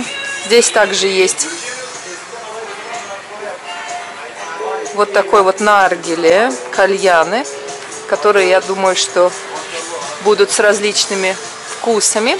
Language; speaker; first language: Russian; native; Russian